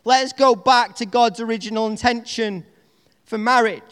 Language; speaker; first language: English; native; English